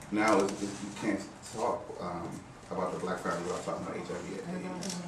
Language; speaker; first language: English; native; English